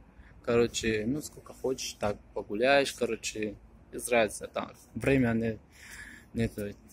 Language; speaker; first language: Russian; non-native, fluent; Tajik